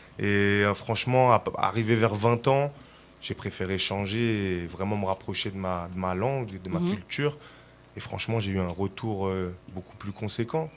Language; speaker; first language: French; early bilingual, other home language; Spanish